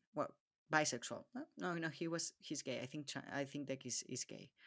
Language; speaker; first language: English; non-native, fluent; Spanish